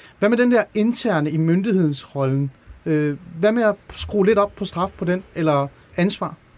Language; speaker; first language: Danish; early bilingual, other home language; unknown